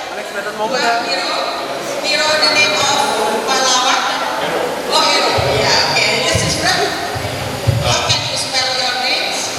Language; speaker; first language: English; non-native, fluent; Indonesian